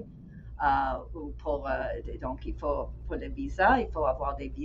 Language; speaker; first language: French; non-native, fluent; English